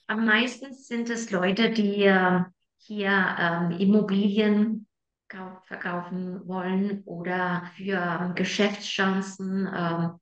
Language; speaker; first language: German; non-native, fluent; Spanish